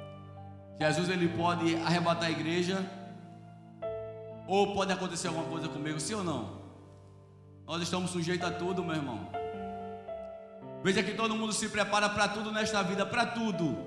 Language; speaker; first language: Portuguese; native; Portuguese